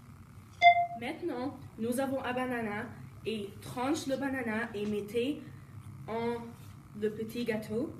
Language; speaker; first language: French; non-native, learner; English